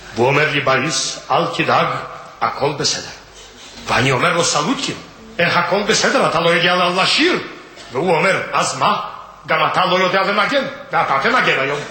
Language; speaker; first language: Hebrew; non-native, fluent; Russian